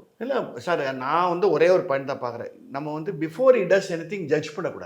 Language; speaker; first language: Tamil; native; Tamil